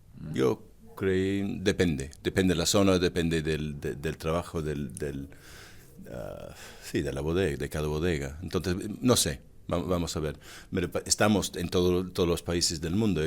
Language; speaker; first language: Spanish; non-native, fluent; English